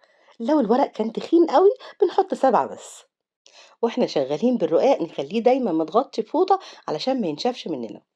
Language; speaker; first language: Arabic; native; Arabic